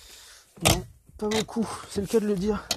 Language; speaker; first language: French; native; French